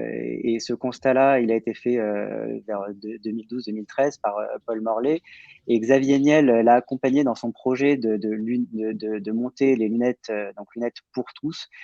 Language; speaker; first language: French; native; French